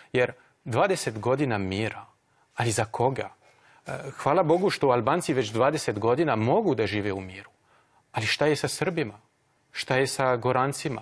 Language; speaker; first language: Croatian; non-native, fluent; French